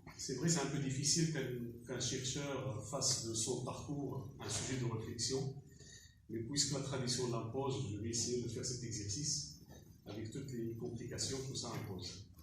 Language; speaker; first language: French; non-native, local second language; Berber languages